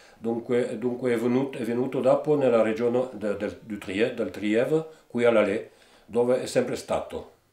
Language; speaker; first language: Italian; early bilingual, heritage; Italian